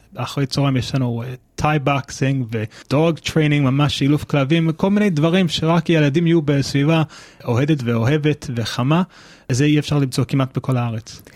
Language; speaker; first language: Hebrew; non-native, fluent; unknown